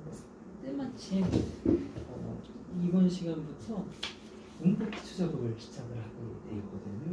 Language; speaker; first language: Korean; native; Korean